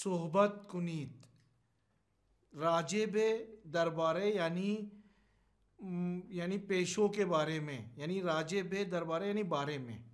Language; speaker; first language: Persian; non-native, learner; Urdu